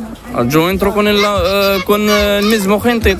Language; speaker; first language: Spanish; non-native, learner; Arabic